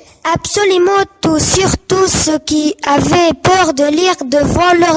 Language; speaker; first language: French; non-native, learner; Arabic